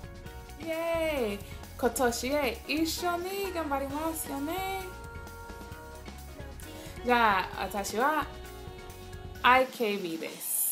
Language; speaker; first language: Japanese; non-native, learner; English